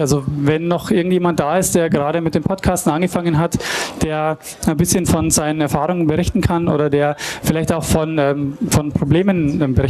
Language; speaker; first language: German; native; German